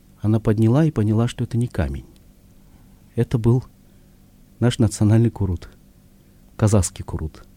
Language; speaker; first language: Russian; native; Russian